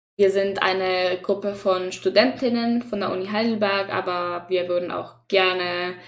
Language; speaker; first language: German; non-native, fluent; Spanish